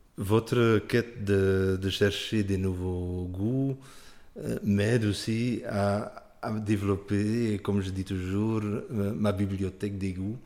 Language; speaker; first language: French; non-native, local second language; Dutch